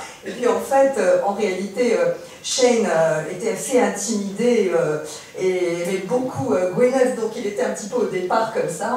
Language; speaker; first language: French; native; French